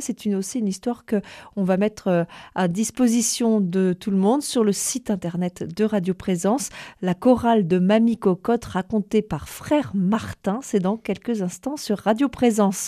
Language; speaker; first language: French; native; French